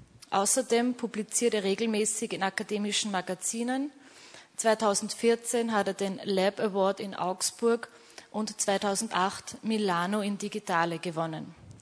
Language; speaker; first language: German; native; German